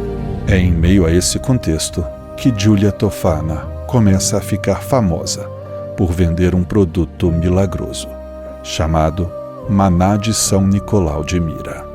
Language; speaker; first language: Portuguese; native; Portuguese